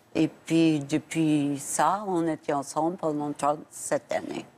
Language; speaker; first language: French; non-native, fluent; English